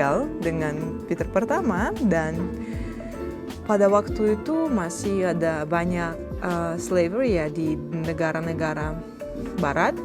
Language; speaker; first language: Indonesian; non-native, fluent; Russian